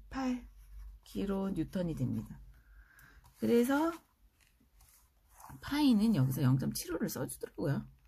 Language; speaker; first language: Korean; native; Korean